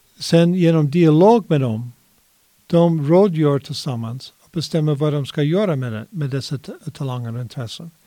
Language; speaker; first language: Swedish; non-native, fluent; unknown